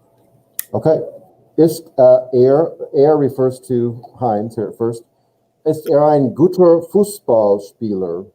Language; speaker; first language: German; non-native, fluent; English